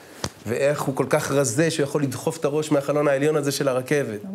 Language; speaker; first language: Hebrew; native; Hebrew